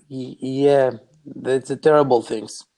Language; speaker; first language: English; non-native, learner; Arabic